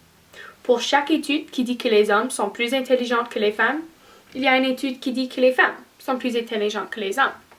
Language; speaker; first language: French; non-native, learner; English